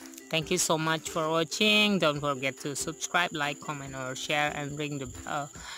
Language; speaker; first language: English; non-native, learner; Indonesian